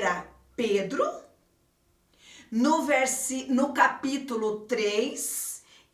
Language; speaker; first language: Portuguese; native; Portuguese